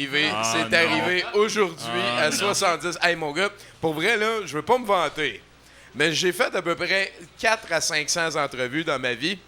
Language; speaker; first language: French; native; French